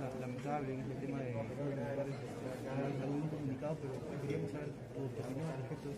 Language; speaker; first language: Spanish; native; Spanish